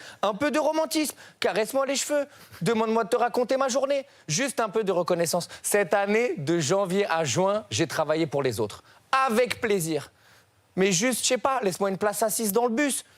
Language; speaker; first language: French; native; French